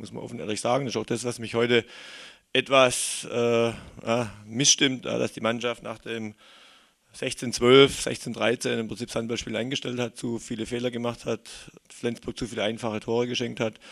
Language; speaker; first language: German; native; German